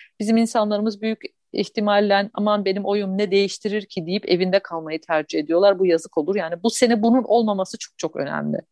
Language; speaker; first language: Turkish; early bilingual, heritage; Turkish